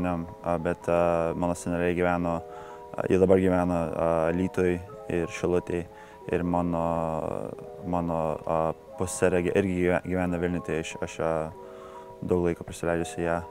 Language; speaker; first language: Lithuanian; early bilingual, heritage; Lithuanian